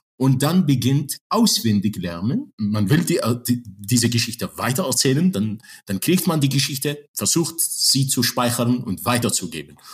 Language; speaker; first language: German; non-native, fluent; Arabic